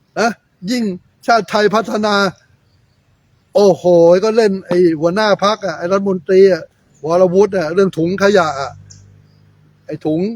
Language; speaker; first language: Thai; native; Thai